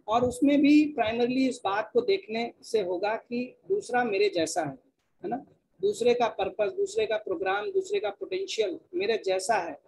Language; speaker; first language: Hindi; native; Hindi